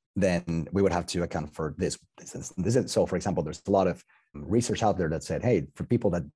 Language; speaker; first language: English; non-native, fluent; Spanish